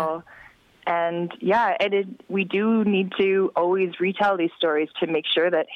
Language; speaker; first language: English; native; English